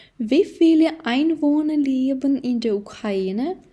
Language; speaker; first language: German; non-native, fluent; Ukrainian